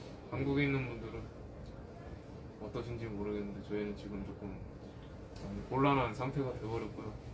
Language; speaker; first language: Korean; native; Korean